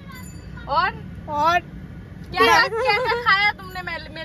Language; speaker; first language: Hindi; non-native, local second language; Bangla